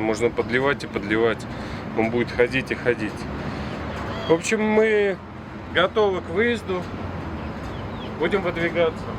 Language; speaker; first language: Russian; native; Russian